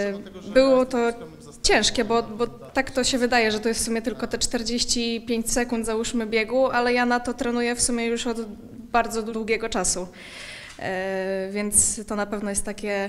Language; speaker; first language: Polish; native; Polish